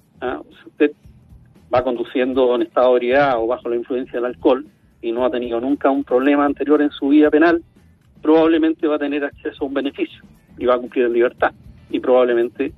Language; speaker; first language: Spanish; native; Spanish